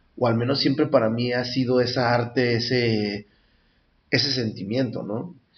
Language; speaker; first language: Spanish; native; Spanish